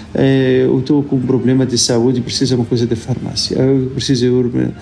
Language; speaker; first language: Portuguese; non-native, fluent; Arabic